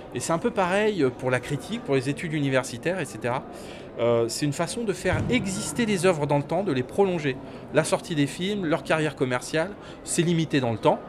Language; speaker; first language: French; native; French